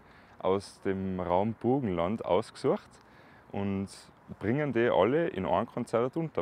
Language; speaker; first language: German; native; German